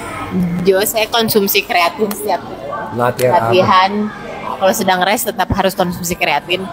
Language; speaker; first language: Indonesian; native; Indonesian